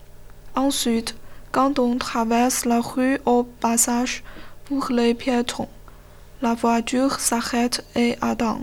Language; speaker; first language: French; non-native, learner; Chinese